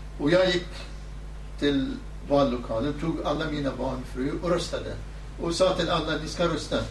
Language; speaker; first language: Swedish; non-native, fluent; Southern Kurdish